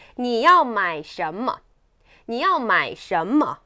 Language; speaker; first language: Chinese; non-native, fluent; Korean